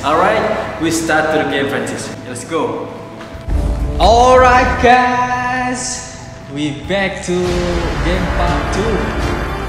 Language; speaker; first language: English; non-native, learner; Indonesian